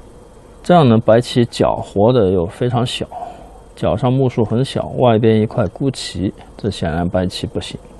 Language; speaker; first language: Chinese; native; Chinese